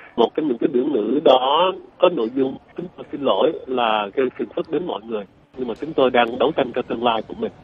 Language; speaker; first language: Vietnamese; early bilingual, heritage; Vietnamese